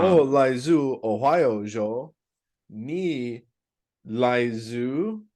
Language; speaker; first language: Chinese; non-native, learner; English